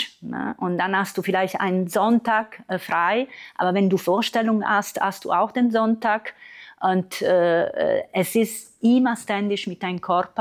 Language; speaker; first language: German; non-native, fluent; Italian